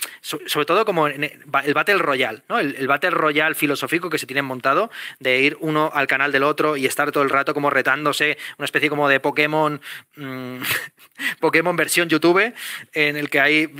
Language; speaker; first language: Spanish; native; Spanish